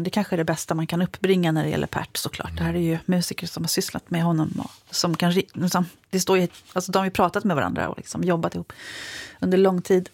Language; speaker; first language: Swedish; native; Swedish